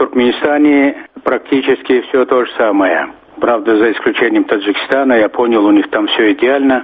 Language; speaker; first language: Russian; non-native, local second language; Turkmen